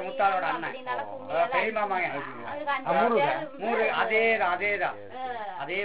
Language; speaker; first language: Tamil; non-native, local second language; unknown